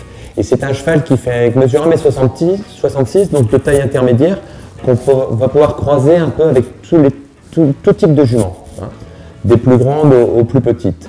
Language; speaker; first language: French; native; French